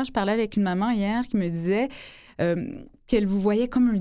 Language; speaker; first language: French; native; French